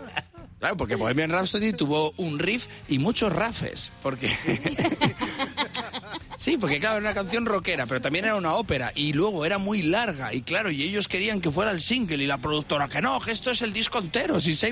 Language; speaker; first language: Spanish; native; Spanish